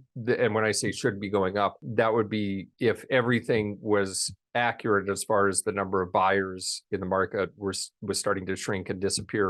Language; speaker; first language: English; native; English